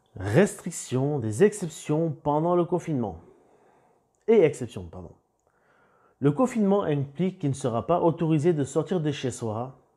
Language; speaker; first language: French; native; French